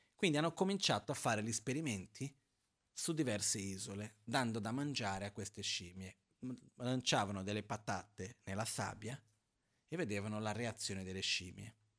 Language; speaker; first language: Italian; non-native, fluent; Portuguese